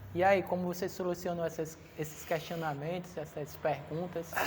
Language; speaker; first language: Portuguese; native; Portuguese